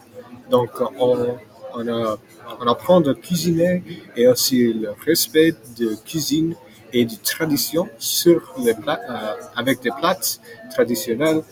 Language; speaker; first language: French; non-native, learner; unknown